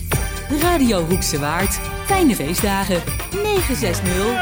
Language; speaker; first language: Dutch; native; Dutch